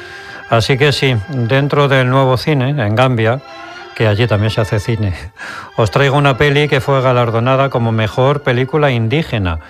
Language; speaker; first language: Spanish; native; Spanish